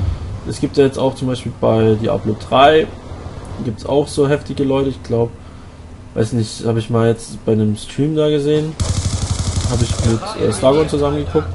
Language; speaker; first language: German; native; German